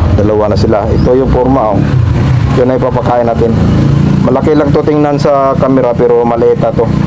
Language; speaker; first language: Filipino; non-native, local second language; Cebuano